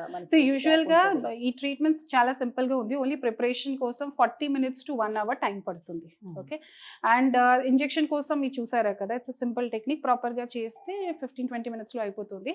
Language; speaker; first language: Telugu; non-native, fluent; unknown